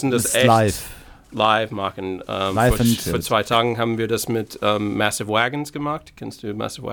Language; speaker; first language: German; non-native, fluent; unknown